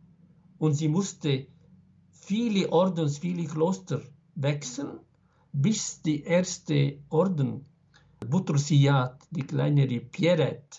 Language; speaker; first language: German; non-native, fluent; Arabic